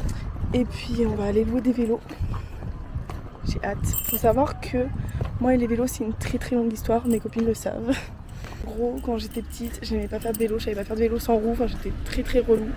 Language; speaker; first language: French; native; French